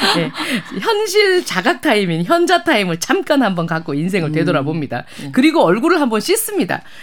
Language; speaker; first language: Korean; native; Korean